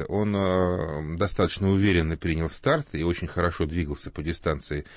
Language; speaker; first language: Russian; native; Russian